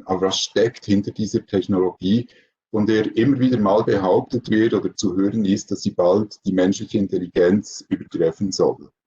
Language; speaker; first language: German; native; German